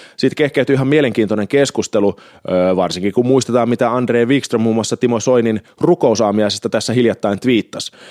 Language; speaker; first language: Finnish; native; Finnish